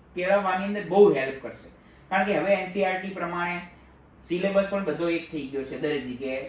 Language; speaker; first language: Gujarati; native; Gujarati